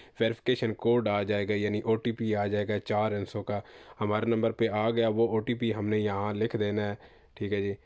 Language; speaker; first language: Urdu; non-native, local second language; Punjabi